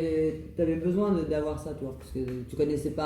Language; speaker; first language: French; native; French